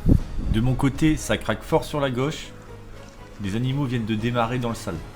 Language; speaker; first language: French; native; French